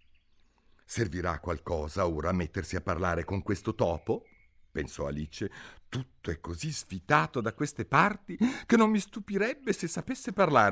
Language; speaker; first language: Italian; native; Italian